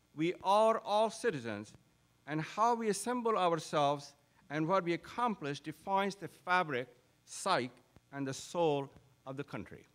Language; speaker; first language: English; non-native, local second language; Urdu